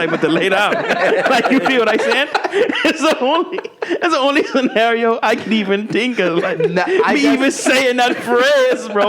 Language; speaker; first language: English; native; English